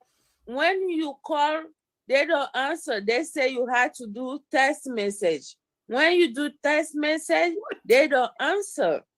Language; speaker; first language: English; non-native, learner; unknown